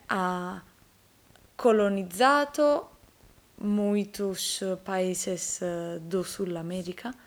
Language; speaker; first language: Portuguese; non-native, learner; Italian